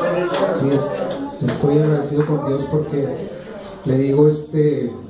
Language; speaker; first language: Spanish; native; Spanish